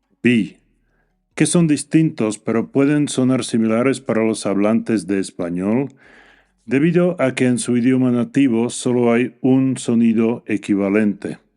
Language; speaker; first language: Spanish; non-native, fluent; English